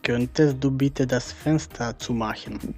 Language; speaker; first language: German; non-native, fluent; Macedonian